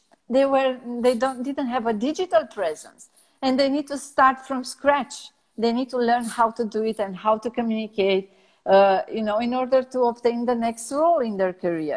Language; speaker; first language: English; non-native, fluent; Romanian